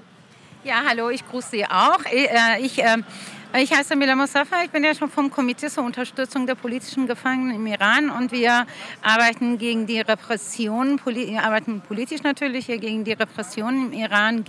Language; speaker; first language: German; non-native, fluent; Persian